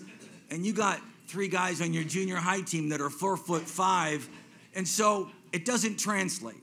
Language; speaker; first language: English; native; English